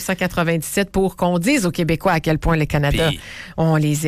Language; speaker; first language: French; native; French